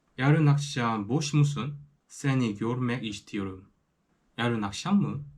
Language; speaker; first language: Turkish; non-native, learner; Korean